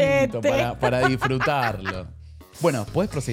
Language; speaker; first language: Spanish; native; Spanish